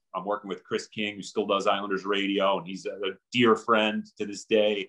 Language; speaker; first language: English; native; English